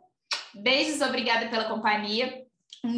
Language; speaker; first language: Portuguese; native; Portuguese